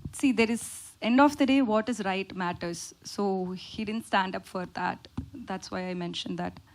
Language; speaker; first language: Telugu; non-native, learner; Tamil